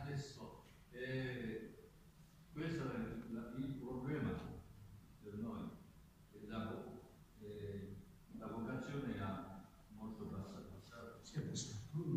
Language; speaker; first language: Italian; non-native, learner; Japanese